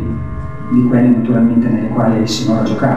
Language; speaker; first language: Italian; native; Italian